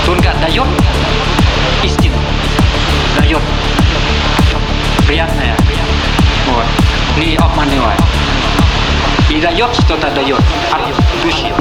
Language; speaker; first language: Russian; non-native, learner; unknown